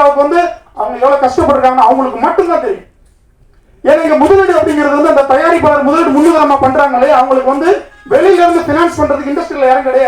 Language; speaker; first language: Tamil; native; Tamil